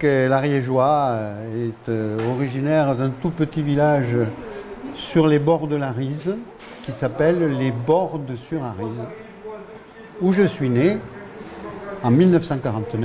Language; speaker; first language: French; native; French